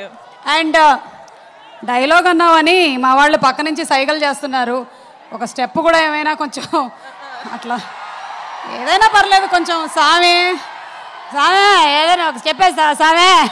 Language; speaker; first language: Telugu; native; Telugu